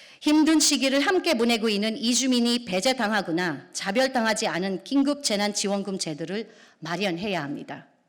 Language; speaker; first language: Korean; non-native, fluent; Filipino